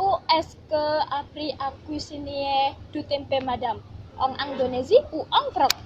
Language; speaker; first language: French; non-native, learner; Indonesian